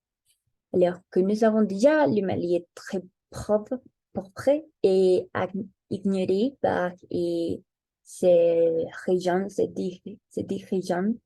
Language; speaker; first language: French; non-native, learner; Spanish